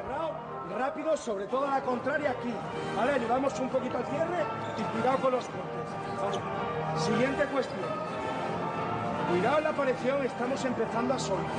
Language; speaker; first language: Spanish; native; Spanish